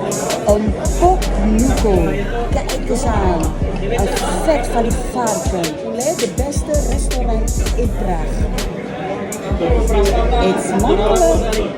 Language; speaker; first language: Dutch; non-native, fluent; Indonesian